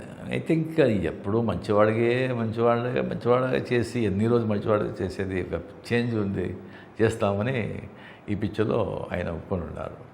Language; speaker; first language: Telugu; non-native, fluent; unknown